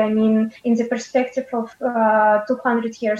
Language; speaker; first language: English; non-native, fluent; Ukrainian